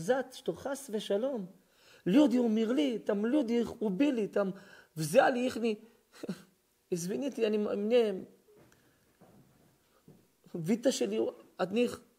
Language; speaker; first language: Russian; early bilingual, heritage; Russian